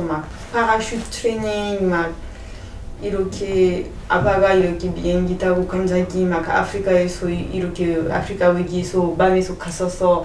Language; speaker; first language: Korean; non-native, learner; French